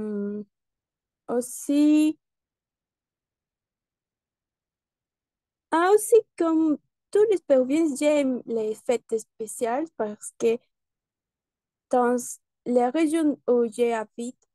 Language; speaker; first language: French; non-native, learner; Spanish